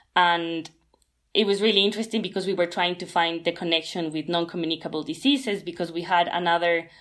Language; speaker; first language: English; non-native, fluent; Spanish